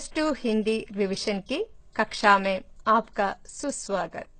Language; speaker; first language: Hindi; non-native, local second language; Malayalam